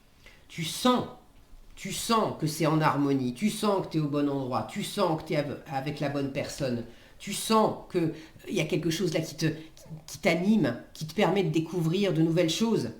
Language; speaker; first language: French; native; French